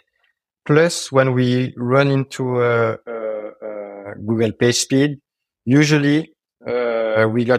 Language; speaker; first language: English; non-native, fluent; French